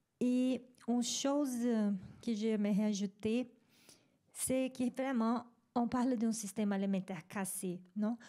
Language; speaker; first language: French; non-native, fluent; Spanish